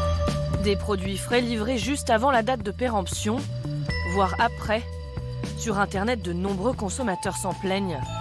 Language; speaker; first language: French; native; French